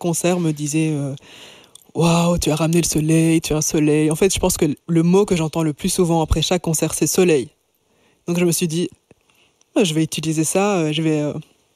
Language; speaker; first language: French; native; French